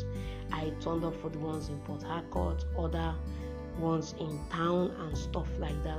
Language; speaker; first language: English; non-native, local second language; Igbo